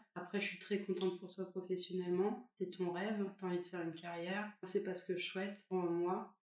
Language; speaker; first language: French; native; French